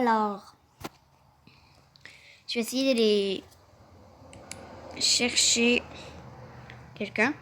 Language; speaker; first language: French; native; French